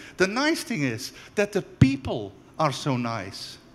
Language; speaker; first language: English; non-native, fluent; Dutch